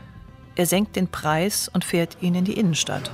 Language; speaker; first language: German; native; German